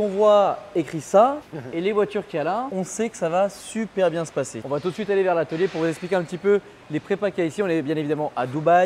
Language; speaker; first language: French; native; French